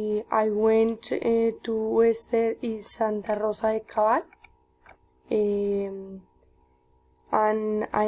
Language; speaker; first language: English; non-native, learner; Spanish